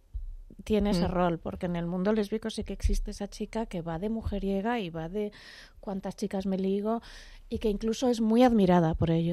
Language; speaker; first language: Spanish; native; Spanish